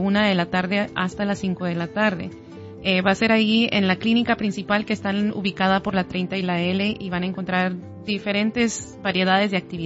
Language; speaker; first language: Spanish; native; Spanish